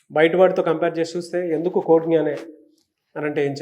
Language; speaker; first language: Telugu; native; Telugu